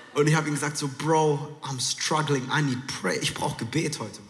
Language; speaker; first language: German; native; German